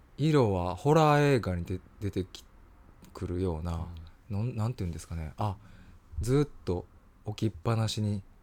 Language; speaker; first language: Japanese; native; Japanese